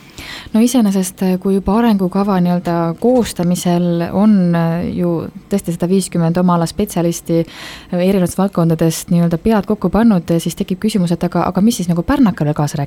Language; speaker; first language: Estonian; native; Estonian